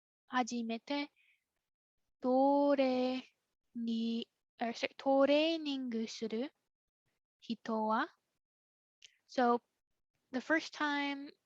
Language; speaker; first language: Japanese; non-native, fluent; English